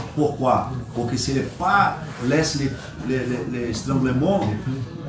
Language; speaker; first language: French; non-native, learner; Portuguese